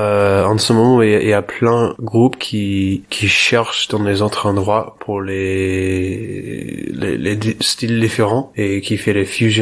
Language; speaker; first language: French; non-native, learner; English